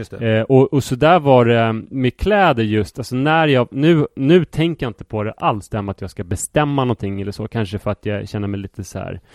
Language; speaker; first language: Swedish; native; Swedish